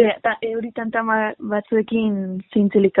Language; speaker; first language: Basque; non-native, local second language; Spanish